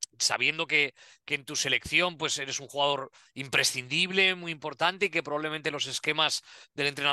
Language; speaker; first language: Spanish; native; Spanish